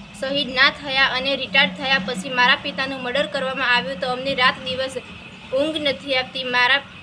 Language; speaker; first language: Gujarati; native; Gujarati